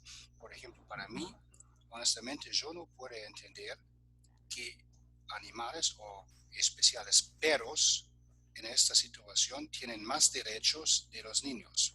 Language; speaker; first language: Spanish; non-native, fluent; German